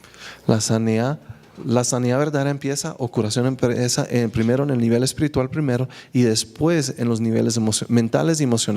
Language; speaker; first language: Spanish; native; Spanish